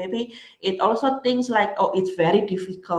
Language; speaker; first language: English; non-native, learner; Indonesian